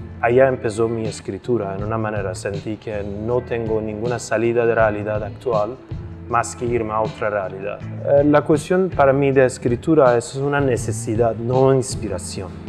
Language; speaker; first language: Spanish; non-native, fluent; Persian